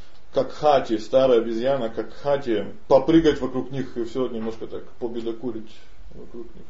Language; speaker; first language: Russian; native; Russian